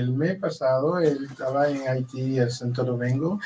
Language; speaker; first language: Spanish; non-native, learner; Haitian Creole